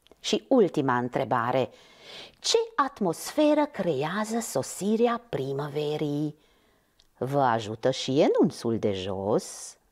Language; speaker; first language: Romanian; non-native, local second language; Hungarian